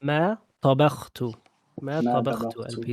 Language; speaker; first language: Arabic; non-native, fluent; English